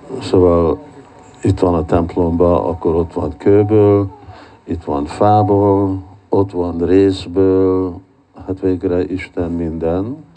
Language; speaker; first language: Hungarian; early bilingual, heritage; Hungarian